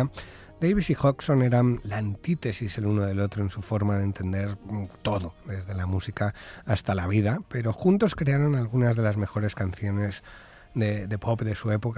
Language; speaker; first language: Spanish; native; Spanish